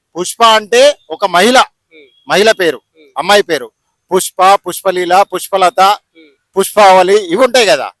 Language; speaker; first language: Telugu; native; Telugu